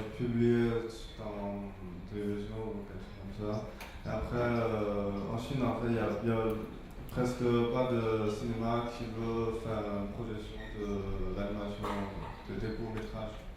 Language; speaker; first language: French; non-native, learner; Chinese